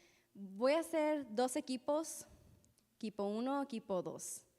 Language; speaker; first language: Spanish; native; Spanish